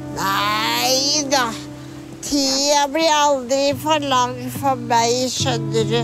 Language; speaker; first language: Norwegian; native; Norwegian